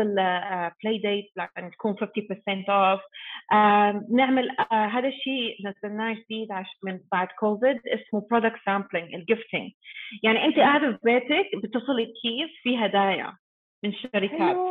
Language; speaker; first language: Arabic; non-native, fluent; English